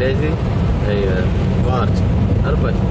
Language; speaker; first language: Arabic; non-native, learner; Urdu